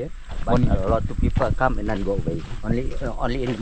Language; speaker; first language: English; non-native, learner; Indonesian